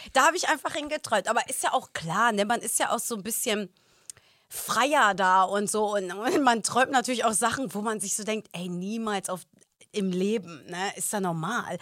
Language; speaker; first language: German; native; German